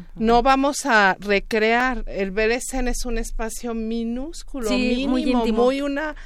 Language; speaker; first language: Spanish; native; Spanish